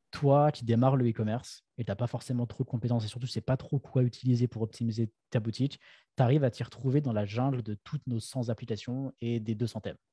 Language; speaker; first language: French; native; French